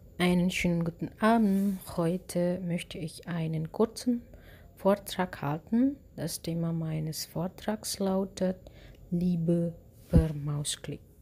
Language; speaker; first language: German; non-native, learner; Indonesian